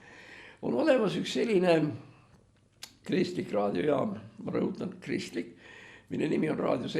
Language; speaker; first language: Estonian; native; Estonian